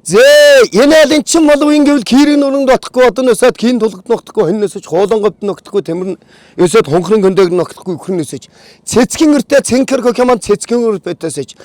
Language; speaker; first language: Mongolian; native; Mongolian